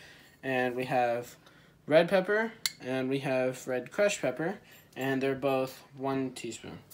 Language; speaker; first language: English; early bilingual, other home language; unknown